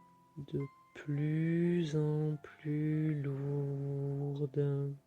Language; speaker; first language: French; native; French